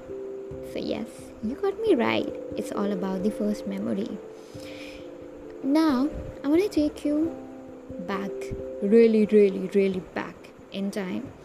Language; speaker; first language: English; non-native, local second language; Hindi